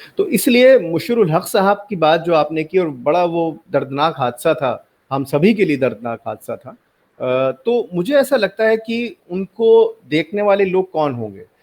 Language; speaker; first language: Hindi; native; Hindi